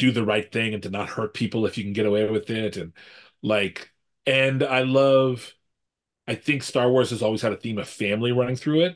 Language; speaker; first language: English; native; English